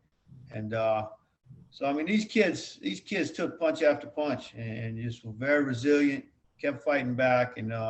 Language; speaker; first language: English; native; English